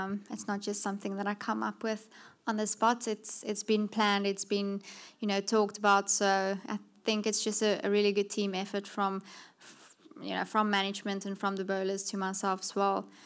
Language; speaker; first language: English; non-native, local second language; Afrikaans